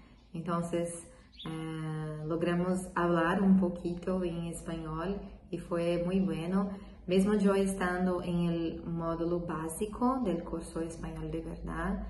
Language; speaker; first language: Spanish; non-native, learner; Portuguese